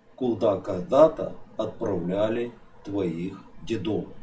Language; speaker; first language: Russian; non-native, local second language; Ukrainian